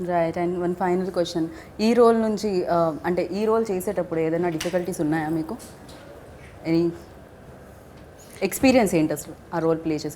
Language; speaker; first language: Telugu; native; Telugu